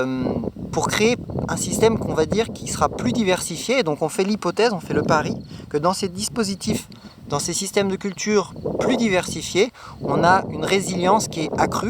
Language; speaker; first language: French; native; French